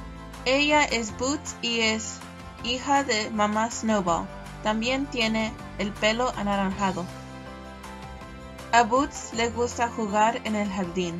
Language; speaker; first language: Spanish; non-native, learner; English